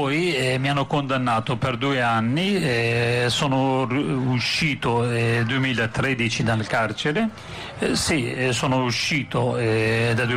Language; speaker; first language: Italian; non-native, fluent; Turkish